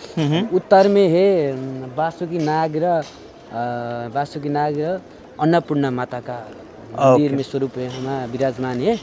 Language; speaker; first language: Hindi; non-native, learner; Nepali